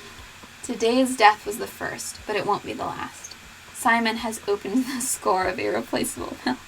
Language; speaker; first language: English; native; English